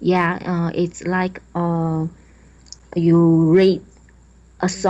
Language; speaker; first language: English; non-native, learner; Chinese